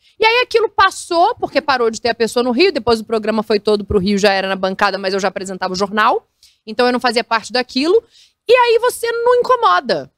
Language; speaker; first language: Portuguese; native; Portuguese